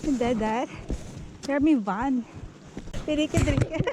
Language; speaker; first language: Norwegian; non-native, learner; Filipino